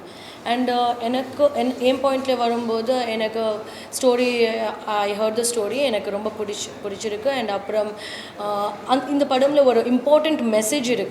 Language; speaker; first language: Tamil; non-native, learner; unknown